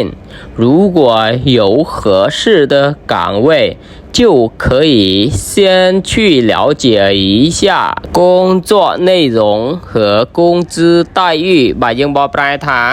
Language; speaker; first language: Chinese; non-native, fluent; Khmer